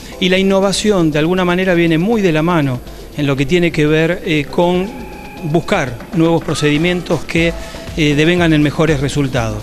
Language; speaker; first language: Spanish; native; Spanish